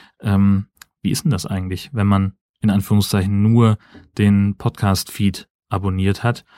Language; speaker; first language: German; native; German